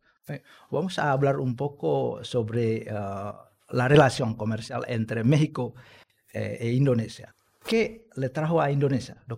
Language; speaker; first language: Spanish; non-native, fluent; Indonesian